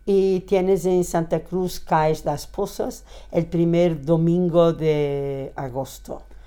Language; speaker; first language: Spanish; non-native, fluent; Portuguese